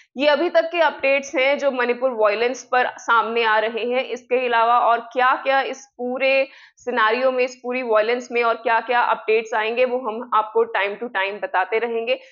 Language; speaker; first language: Hindi; non-native, local second language; Punjabi